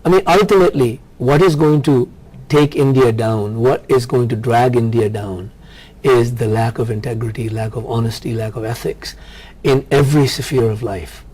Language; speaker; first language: English; non-native, local second language; Punjabi